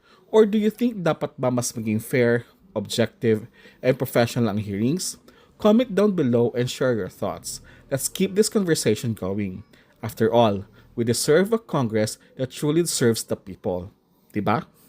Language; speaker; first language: English; non-native, local second language; Filipino